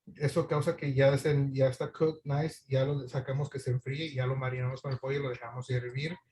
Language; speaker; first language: Spanish; early bilingual, other home language; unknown